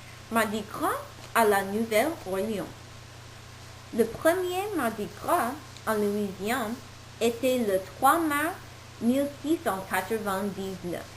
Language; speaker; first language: French; non-native, learner; English